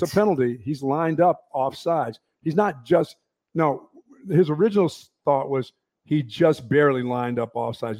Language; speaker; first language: English; native; English